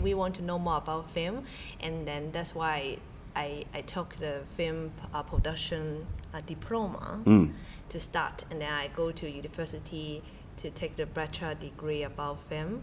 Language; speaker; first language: English; non-native, local second language; Cantonese